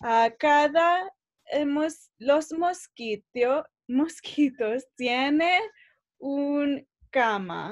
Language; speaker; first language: Spanish; non-native, learner; English